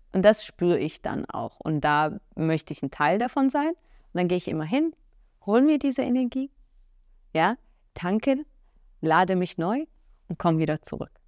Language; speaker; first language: German; early bilingual, other home language; Arabic